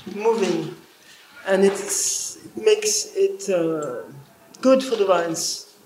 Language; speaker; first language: English; non-native, learner; French